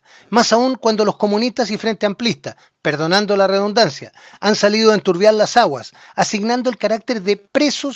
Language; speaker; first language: Spanish; native; Spanish